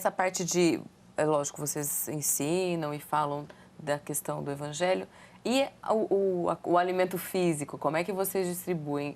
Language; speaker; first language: Portuguese; native; Portuguese